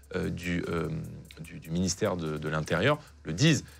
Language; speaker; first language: French; native; French